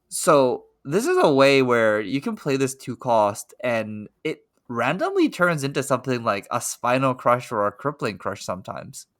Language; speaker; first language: English; native; English